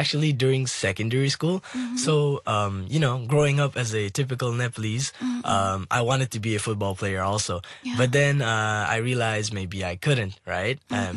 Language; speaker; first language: English; non-native, local second language; Nepali